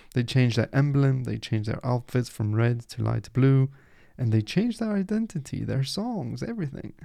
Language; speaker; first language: English; non-native, fluent; French